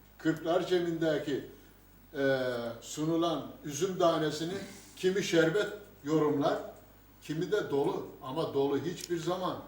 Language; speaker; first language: Turkish; native; Turkish